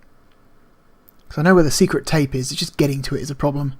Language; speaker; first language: English; native; English